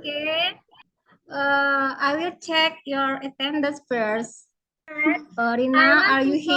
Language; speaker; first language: English; non-native, learner; Indonesian